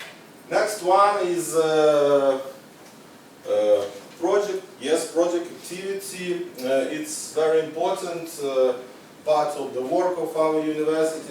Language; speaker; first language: English; non-native, learner; Ukrainian